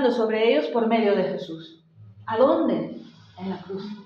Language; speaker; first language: Spanish; native; Spanish